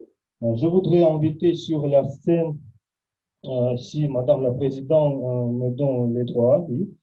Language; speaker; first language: French; non-native, fluent; Russian